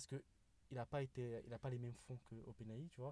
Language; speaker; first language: French; native; French